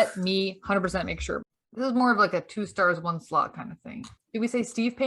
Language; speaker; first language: English; native; English